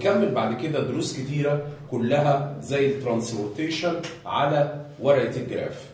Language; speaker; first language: Arabic; native; Arabic